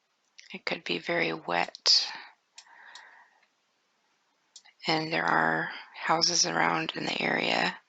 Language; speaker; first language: English; native; English